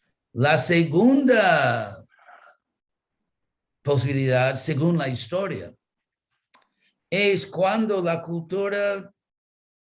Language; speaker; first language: Spanish; non-native, fluent; English